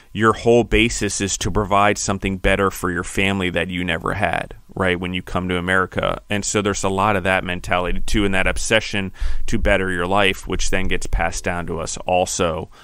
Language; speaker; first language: English; native; English